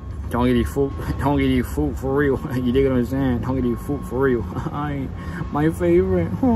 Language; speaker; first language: English; early bilingual, other home language; Spanish